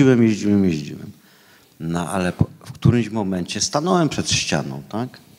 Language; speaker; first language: Polish; native; Polish